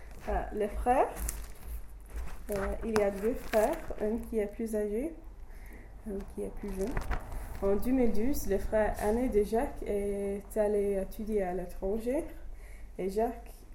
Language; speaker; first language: French; non-native, learner; English